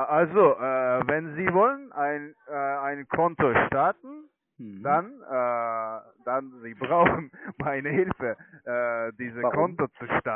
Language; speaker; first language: German; non-native, learner; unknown